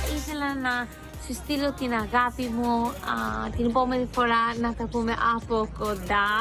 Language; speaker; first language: Greek; early bilingual, heritage; Greek